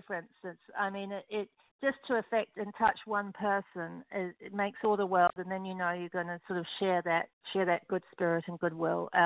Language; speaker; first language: English; native; English